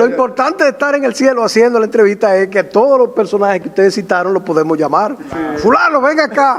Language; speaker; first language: Spanish; native; Spanish